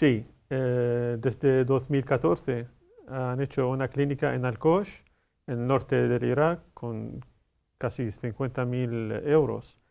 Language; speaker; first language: Spanish; non-native, learner; Arabic